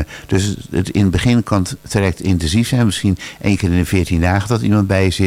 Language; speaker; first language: Dutch; native; Dutch